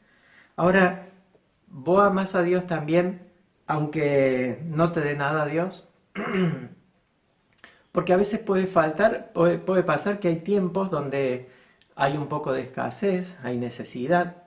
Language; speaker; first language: Spanish; native; Spanish